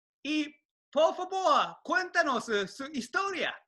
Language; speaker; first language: Spanish; non-native, fluent; Japanese